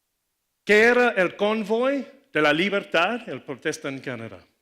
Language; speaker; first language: Spanish; non-native, learner; English